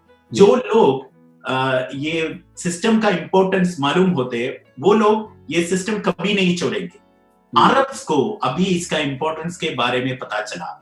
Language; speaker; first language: Hindi; non-native, local second language; Malayalam